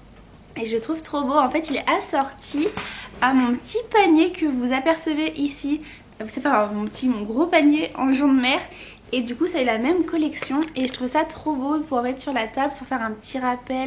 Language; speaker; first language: French; native; French